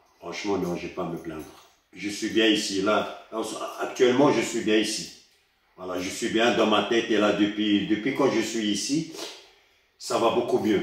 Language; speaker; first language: French; early bilingual, other home language; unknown